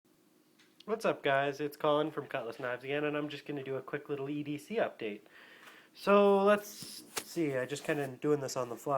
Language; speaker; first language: English; native; English